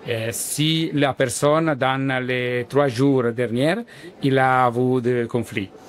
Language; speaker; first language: French; non-native, learner; Italian